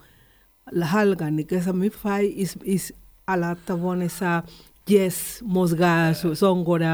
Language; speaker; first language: Hungarian; non-native, fluent; Spanish